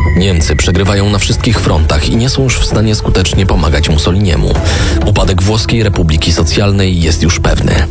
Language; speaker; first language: Polish; native; Polish